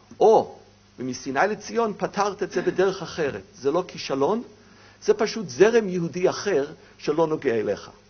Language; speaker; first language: Hebrew; non-native, fluent; English